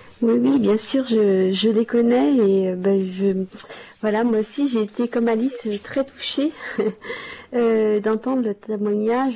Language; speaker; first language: French; native; French